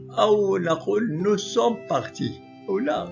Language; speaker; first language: French; non-native, local second language; Arabic